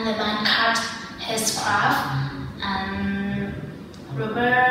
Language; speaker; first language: English; non-native, learner; Vietnamese